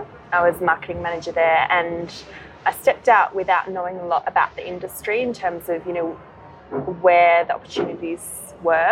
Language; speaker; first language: English; native; English